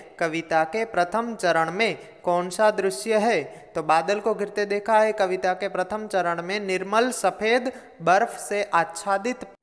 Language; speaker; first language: Hindi; non-native, local second language; Gujarati